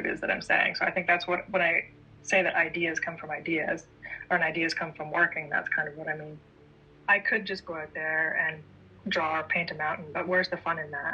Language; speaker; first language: English; native; English